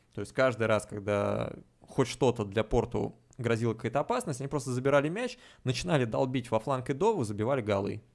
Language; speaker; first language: Russian; native; Russian